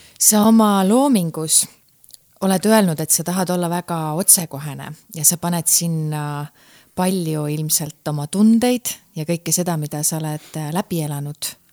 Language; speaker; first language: Estonian; native; Estonian